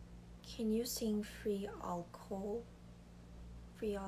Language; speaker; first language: English; non-native, learner; Korean